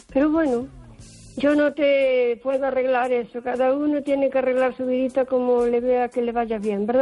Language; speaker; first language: Spanish; native; Spanish